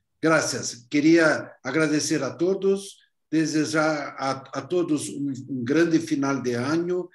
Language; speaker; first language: Spanish; non-native, fluent; Portuguese